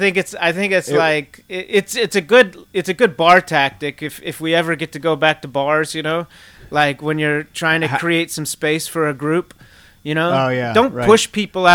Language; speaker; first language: English; native; English